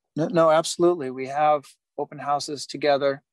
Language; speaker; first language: English; native; English